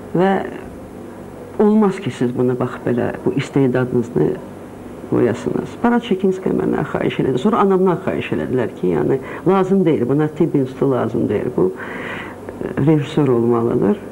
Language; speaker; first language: Azerbaijani; non-native, local second language; Russian